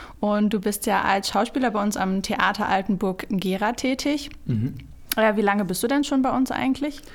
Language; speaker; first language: German; native; German